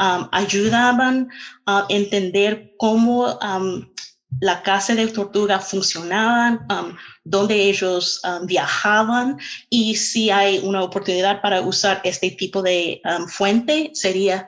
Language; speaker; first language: Spanish; non-native, fluent; English